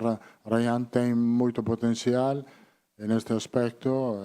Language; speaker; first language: Portuguese; non-native, fluent; Italian